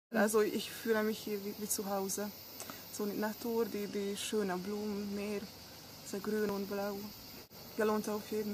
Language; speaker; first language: German; non-native, fluent; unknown